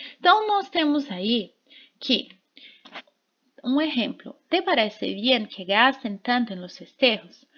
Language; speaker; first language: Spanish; non-native, fluent; Portuguese